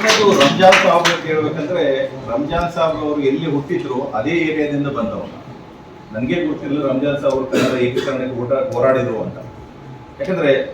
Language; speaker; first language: Kannada; native; Kannada